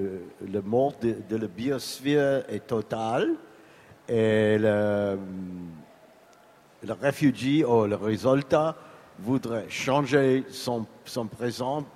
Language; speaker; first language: French; non-native, learner; English